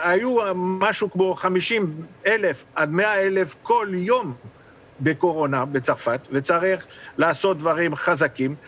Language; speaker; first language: Hebrew; non-native, fluent; French